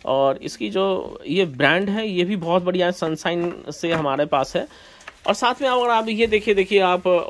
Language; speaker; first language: Hindi; native; Hindi